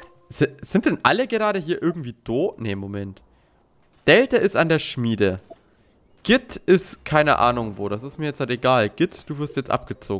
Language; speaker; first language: German; native; German